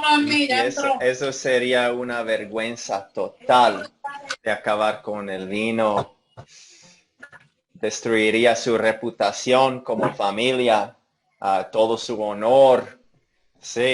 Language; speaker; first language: Spanish; non-native, fluent; English